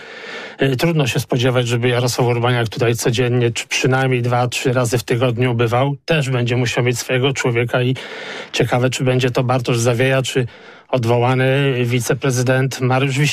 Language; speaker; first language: Polish; native; Polish